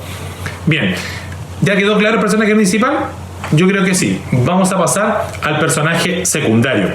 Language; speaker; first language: Spanish; native; Spanish